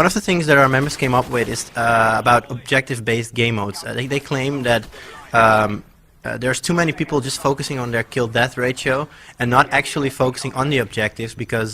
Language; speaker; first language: English; non-native, fluent; Dutch